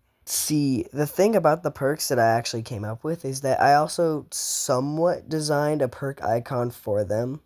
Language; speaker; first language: English; native; English